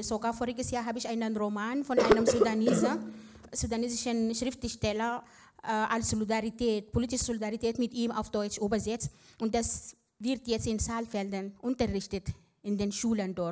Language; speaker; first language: German; non-native, fluent; Arabic